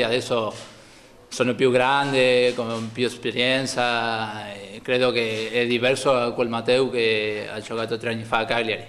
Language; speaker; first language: Italian; non-native, fluent; Spanish